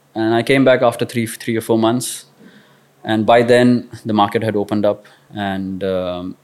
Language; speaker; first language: English; non-native, local second language; Marathi